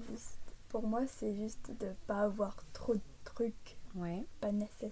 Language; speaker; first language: French; early bilingual, heritage; English